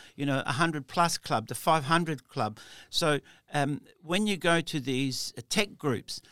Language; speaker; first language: English; early bilingual, other home language; Italian